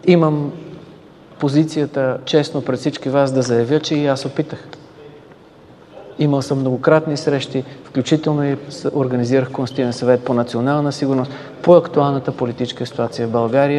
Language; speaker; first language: Bulgarian; native; Bulgarian